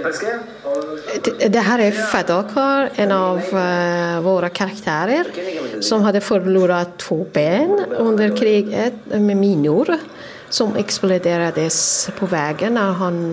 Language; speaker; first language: Swedish; non-native, fluent; Kurdish